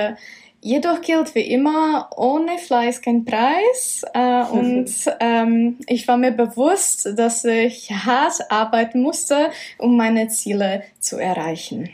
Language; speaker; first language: German; non-native, fluent; Czech